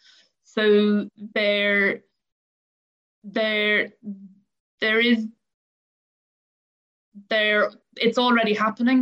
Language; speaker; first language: English; native; English